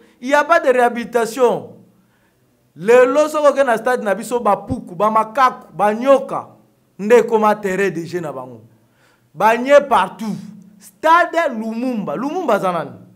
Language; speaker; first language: Lingala; native; Lingala